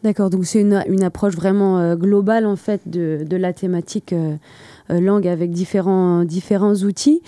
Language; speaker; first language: French; native; French